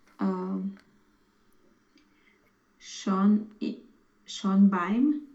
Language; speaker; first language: German; non-native, learner; Romanian